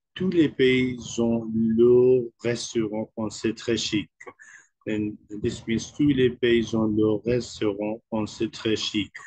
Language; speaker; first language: French; non-native, fluent; Urdu